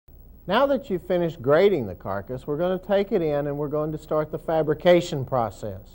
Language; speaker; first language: English; native; English